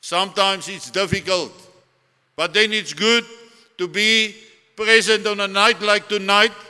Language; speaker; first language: English; non-native, local second language; Afrikaans